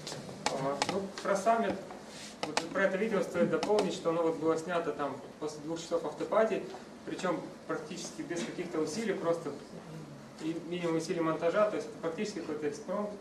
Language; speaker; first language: Russian; native; Russian